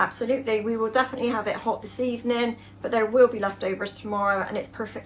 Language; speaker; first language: English; native; English